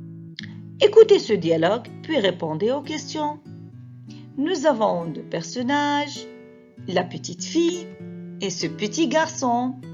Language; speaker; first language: French; non-native, fluent; Arabic